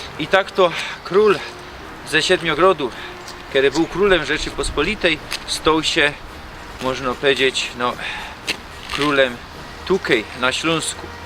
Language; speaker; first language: Polish; native; Polish